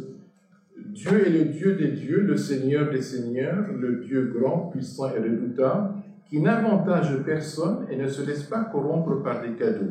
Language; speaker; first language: French; non-native, fluent; Arabic